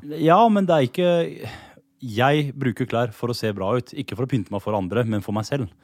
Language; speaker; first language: Norwegian; native; Norwegian